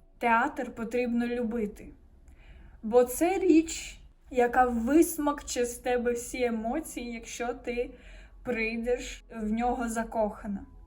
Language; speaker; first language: Ukrainian; native; Ukrainian